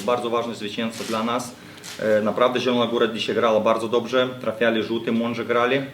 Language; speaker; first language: Polish; non-native, fluent; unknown